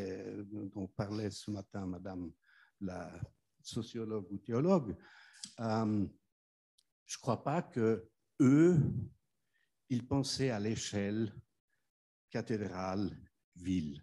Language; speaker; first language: French; non-native, fluent; German